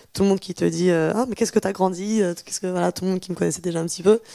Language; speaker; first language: French; native; French